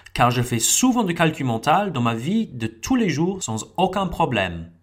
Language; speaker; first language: French; non-native, fluent; English